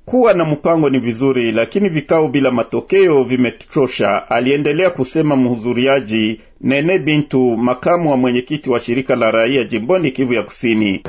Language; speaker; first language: Swahili; native; Swahili